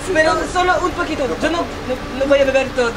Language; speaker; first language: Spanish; non-native, learner; French